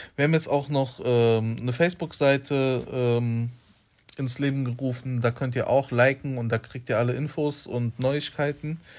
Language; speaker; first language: German; early bilingual, other home language; Polish